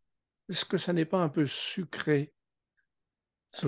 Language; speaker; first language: French; native; French